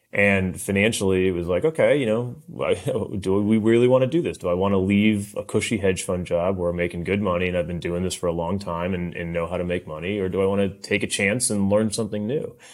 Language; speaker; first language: English; native; English